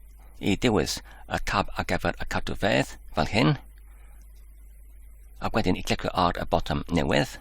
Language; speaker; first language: Welsh; non-native, learner; English